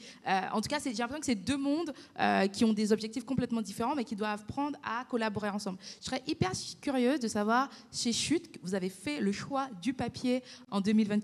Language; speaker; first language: French; native; French